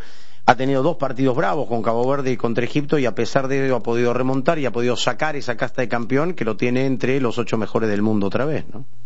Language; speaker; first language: Spanish; native; Spanish